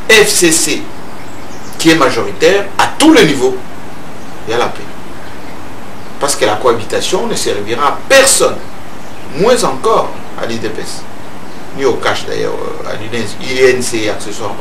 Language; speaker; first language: French; non-native, local second language; Luba-Lulua